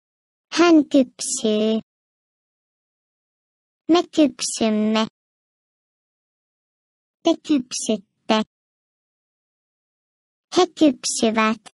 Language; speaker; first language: Finnish; non-native, fluent; Turkish